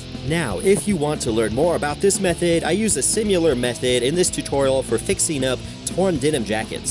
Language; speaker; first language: English; native; English